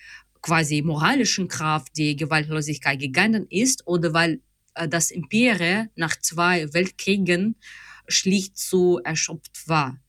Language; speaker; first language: German; non-native, fluent; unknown